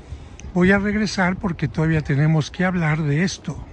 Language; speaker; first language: Spanish; native; Spanish